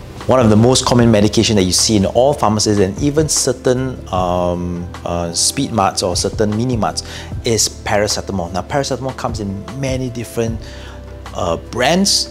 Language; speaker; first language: English; non-native, local second language; Malay